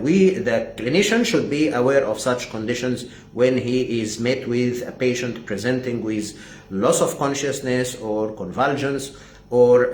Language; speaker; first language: English; non-native, fluent; Arabic